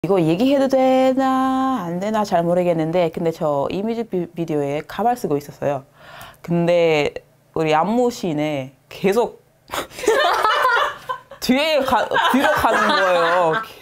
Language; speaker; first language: Korean; non-native, fluent; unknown